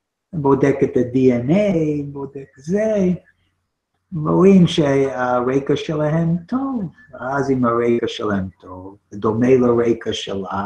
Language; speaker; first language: Hebrew; non-native, fluent; English